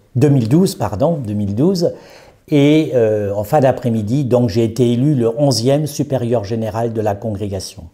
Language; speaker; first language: French; native; French